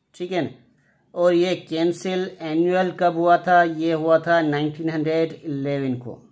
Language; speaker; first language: Urdu; non-native, local second language; Sindhi